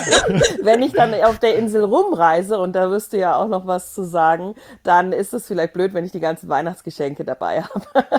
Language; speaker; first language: German; native; German